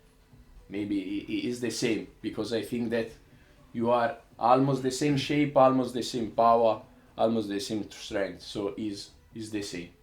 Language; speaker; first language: English; non-native, learner; Italian